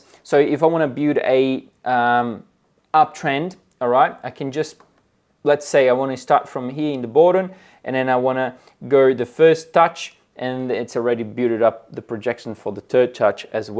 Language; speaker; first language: English; non-native, fluent; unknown